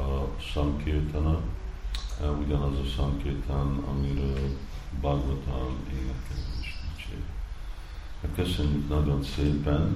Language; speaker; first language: Hungarian; non-native, fluent; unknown